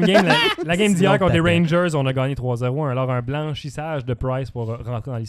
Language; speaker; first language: French; native; French